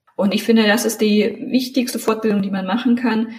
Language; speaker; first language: German; native; German